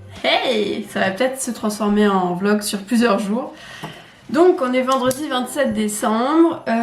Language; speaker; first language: French; native; French